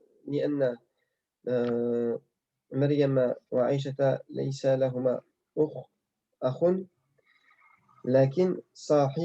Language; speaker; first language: Arabic; non-native, fluent; French